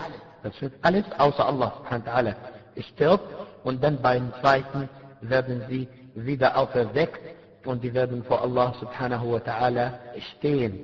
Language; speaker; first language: German; non-native, fluent; Arabic